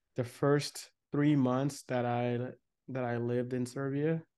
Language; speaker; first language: English; early bilingual, other home language; Yoruba